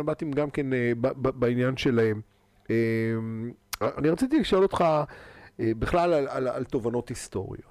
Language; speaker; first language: Hebrew; native; Hebrew